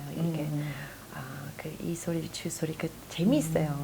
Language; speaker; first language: Korean; non-native, fluent; English